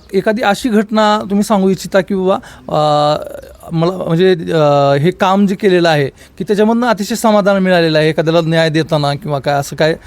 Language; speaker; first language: Marathi; native; Marathi